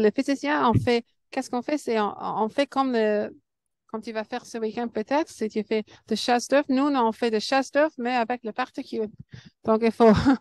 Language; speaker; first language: French; non-native, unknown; English